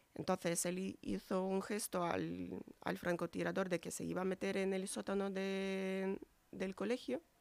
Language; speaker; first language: Spanish; non-native, fluent; Ukrainian